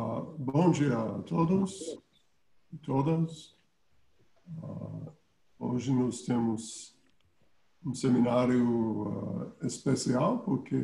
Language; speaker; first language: Portuguese; non-native, fluent; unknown